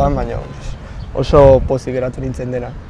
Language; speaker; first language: Basque; non-native, local second language; Spanish